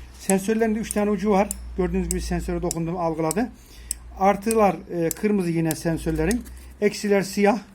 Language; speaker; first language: Turkish; native; Turkish